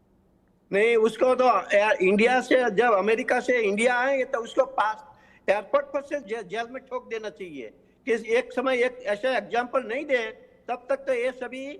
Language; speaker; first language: Hindi; non-native, local second language; Gujarati